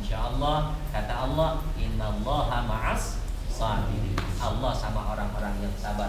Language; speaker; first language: Indonesian; native; Indonesian